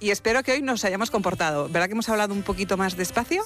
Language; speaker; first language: Spanish; native; Spanish